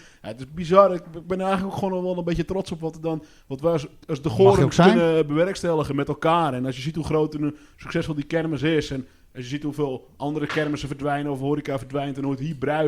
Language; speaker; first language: Dutch; native; Dutch